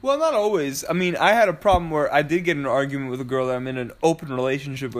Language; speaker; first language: English; native; English